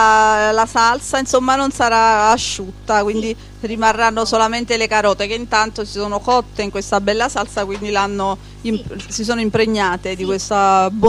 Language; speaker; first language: Italian; native; Italian